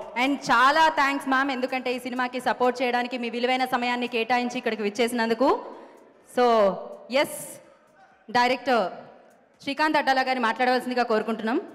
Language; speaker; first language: Telugu; native; Telugu